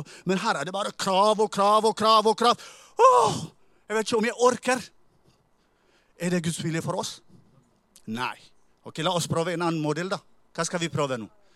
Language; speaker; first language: Norwegian; non-native, fluent; Tigrinya